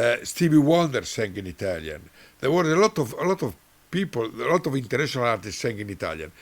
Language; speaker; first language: English; non-native, learner; Italian